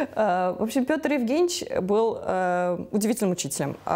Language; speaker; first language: Russian; native; Russian